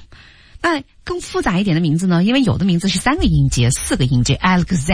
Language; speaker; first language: Chinese; native; Chinese